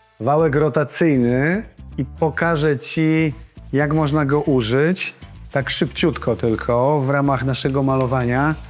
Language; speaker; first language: Polish; native; Polish